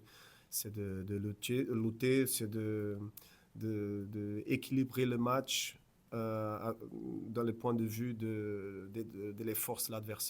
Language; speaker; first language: French; non-native, fluent; Portuguese